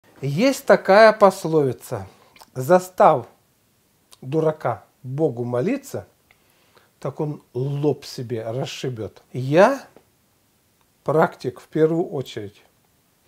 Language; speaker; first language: Russian; native; Russian